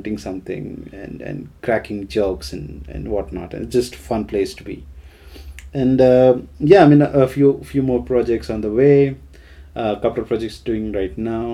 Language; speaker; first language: English; non-native, local second language; Gujarati